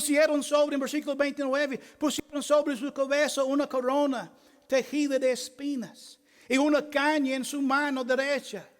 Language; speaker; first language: Spanish; non-native, fluent; English